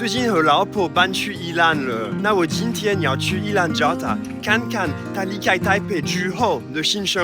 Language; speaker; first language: Chinese; non-native, fluent; French